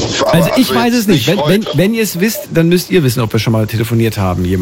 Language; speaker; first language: German; native; German